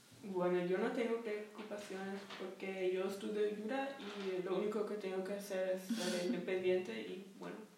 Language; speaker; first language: Spanish; non-native, learner; German